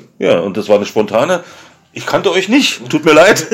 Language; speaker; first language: German; native; German